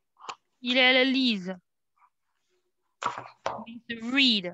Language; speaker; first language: French; non-native, fluent; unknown